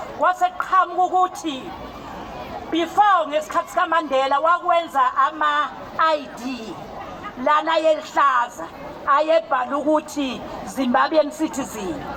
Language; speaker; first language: Zulu; native; Zulu